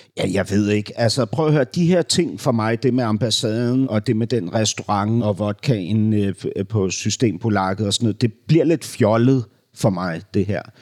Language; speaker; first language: Danish; native; Danish